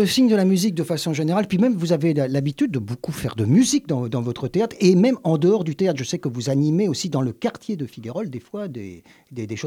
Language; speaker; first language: French; native; French